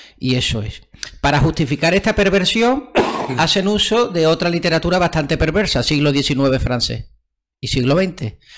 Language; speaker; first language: Spanish; native; Spanish